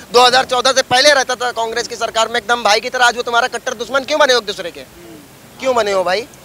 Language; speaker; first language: Hindi; native; Hindi